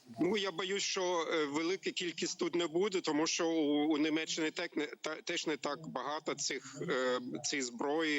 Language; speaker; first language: Ukrainian; non-native, learner; German